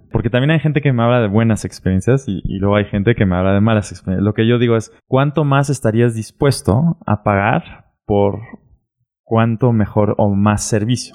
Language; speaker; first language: Spanish; early bilingual, heritage; German